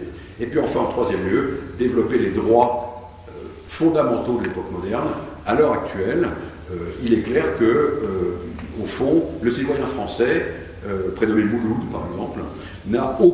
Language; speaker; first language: French; native; French